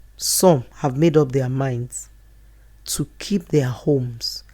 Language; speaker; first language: English; non-native, local second language; Yoruba